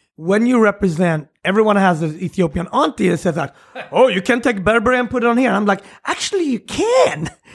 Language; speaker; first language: English; non-native, fluent; Swedish